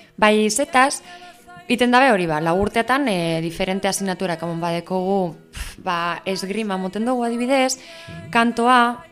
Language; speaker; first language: Basque; native; Basque